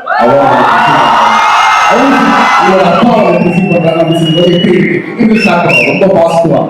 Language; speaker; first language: Tamil; native; Tamil